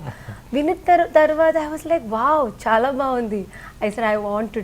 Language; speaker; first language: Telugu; non-native, learner; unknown